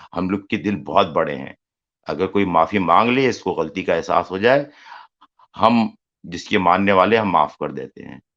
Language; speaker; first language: Urdu; native; Urdu